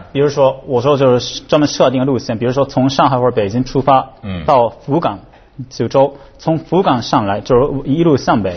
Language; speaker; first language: Chinese; non-native, fluent; Japanese